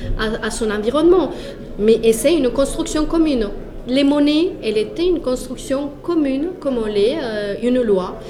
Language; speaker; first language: French; non-native, fluent; Spanish